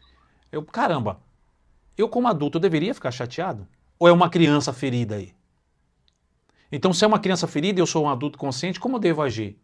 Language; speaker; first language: Portuguese; native; Portuguese